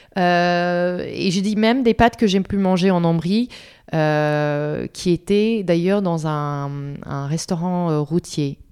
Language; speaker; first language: French; non-native, fluent; English